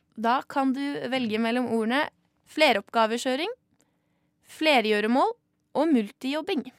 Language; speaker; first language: Norwegian; native; Norwegian